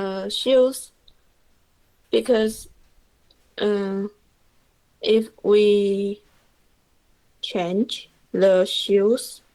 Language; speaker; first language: English; non-native, learner; Chinese